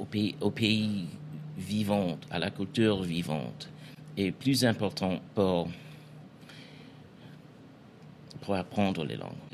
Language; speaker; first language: French; non-native, fluent; English